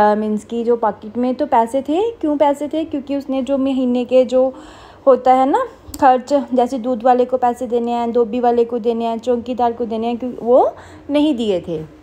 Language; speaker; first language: Hindi; non-native, local second language; Punjabi